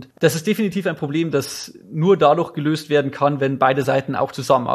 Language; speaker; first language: German; native; German